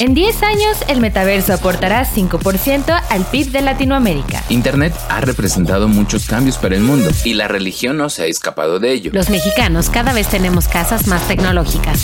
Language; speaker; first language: Spanish; native; Spanish